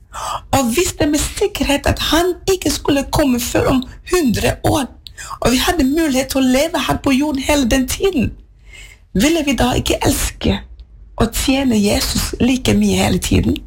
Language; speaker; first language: Norwegian; non-native, fluent; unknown